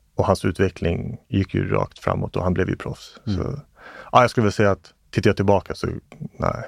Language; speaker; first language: Swedish; early bilingual, other home language; English